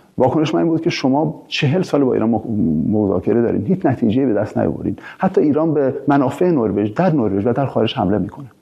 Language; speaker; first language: Persian; early bilingual, heritage; Persian